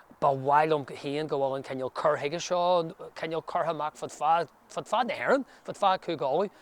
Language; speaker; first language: Irish; non-native, local second language; English